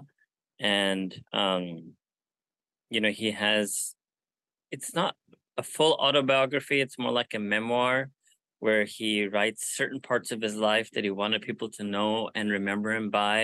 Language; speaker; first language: English; native; English